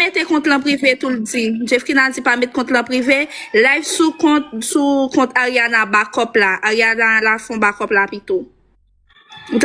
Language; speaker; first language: French; non-native, learner; Haitian Creole